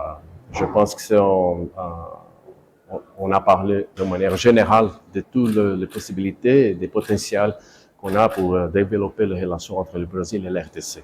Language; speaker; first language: French; non-native, learner; Portuguese